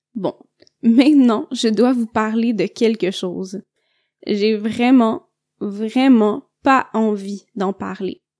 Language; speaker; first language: French; native; French